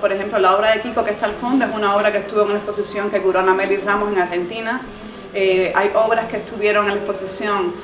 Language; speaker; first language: Spanish; native; Spanish